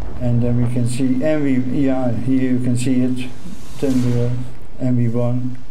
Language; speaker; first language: English; non-native, fluent; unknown